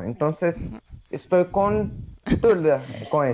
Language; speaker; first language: Spanish; non-native, learner; Portuguese